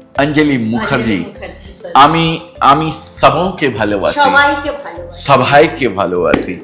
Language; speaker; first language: Hindi; native; Hindi